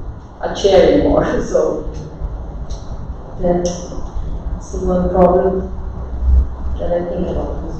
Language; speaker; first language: English; non-native, fluent; Portuguese